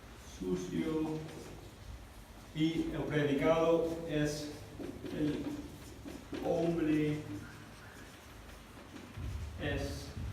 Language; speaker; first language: Spanish; non-native, fluent; English